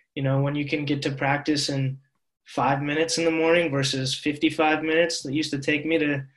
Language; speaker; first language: English; native; English